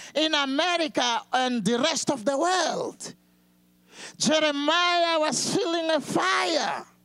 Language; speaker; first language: English; non-native, fluent; Portuguese